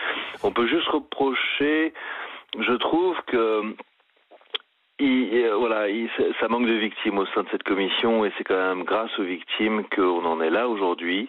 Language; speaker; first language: French; native; French